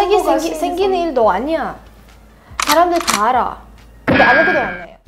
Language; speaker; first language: Korean; non-native, learner; Russian